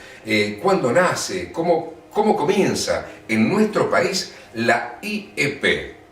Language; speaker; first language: Spanish; native; Spanish